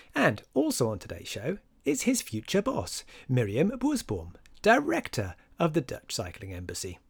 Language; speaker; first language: English; native; English